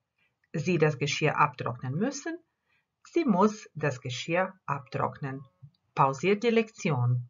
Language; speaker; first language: German; non-native, fluent; Croatian